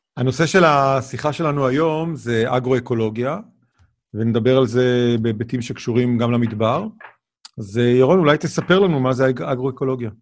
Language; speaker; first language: Hebrew; native; Hebrew